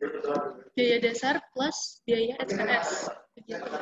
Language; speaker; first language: Indonesian; native; Indonesian